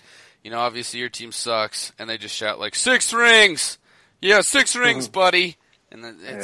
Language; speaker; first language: English; native; English